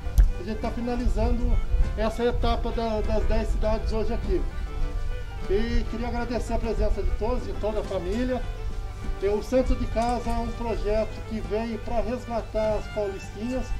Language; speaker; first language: Portuguese; native; Portuguese